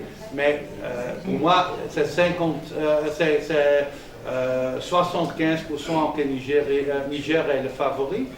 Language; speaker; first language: French; non-native, local second language; Dutch